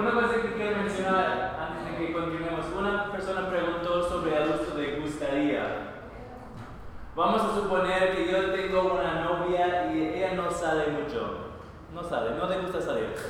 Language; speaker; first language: Spanish; non-native, fluent; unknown